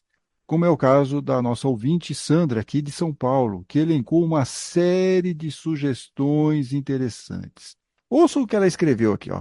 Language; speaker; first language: Portuguese; native; Portuguese